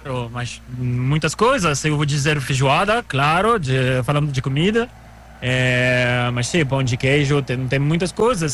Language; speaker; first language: Portuguese; non-native, learner; French